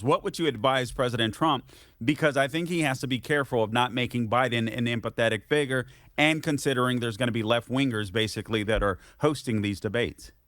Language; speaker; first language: English; native; English